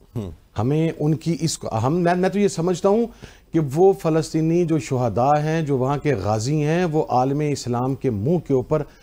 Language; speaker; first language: Urdu; non-native, local second language; Punjabi